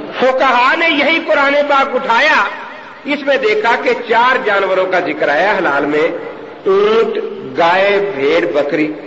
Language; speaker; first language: Urdu; non-native, local second language; Punjabi